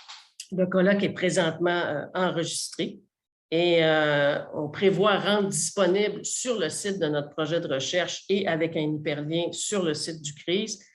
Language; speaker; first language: French; native; French